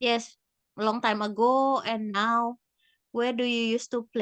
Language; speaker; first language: English; non-native, fluent; Indonesian